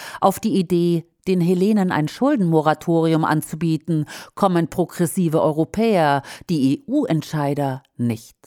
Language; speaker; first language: German; native; German